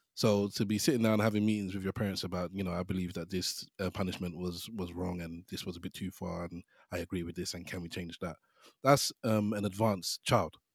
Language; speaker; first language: English; native; English